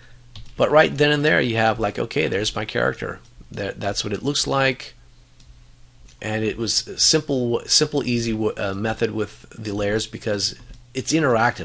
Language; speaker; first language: English; native; English